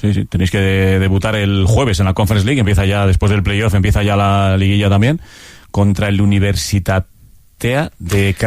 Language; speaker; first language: Spanish; native; Spanish